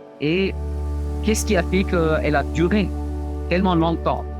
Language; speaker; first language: French; non-native, fluent; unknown